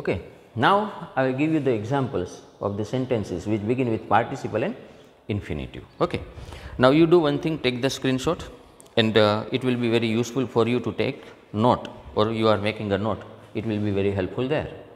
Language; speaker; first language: English; non-native, local second language; Gujarati